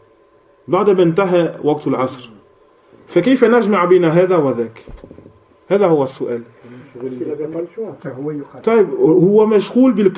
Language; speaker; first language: Arabic; non-native, fluent; French